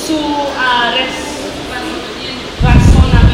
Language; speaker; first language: Spanish; non-native, learner; English